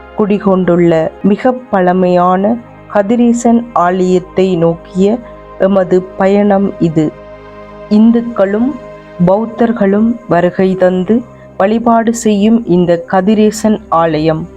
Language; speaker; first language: Tamil; native; Tamil